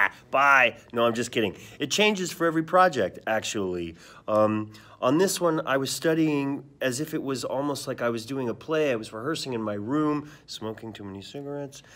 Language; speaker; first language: English; early bilingual, other home language; Spanish